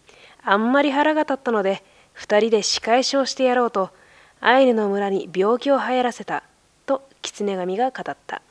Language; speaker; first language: Japanese; native; Japanese